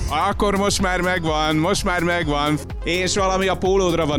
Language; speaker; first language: Hungarian; native; Hungarian